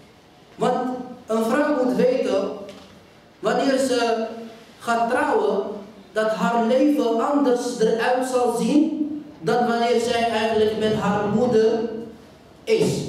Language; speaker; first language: Dutch; non-native, fluent; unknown